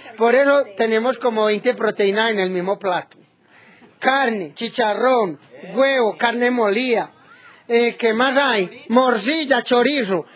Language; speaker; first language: Spanish; native; Spanish